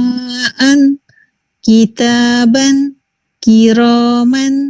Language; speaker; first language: Arabic; non-native, learner; Urdu